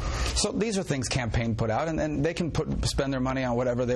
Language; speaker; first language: English; native; English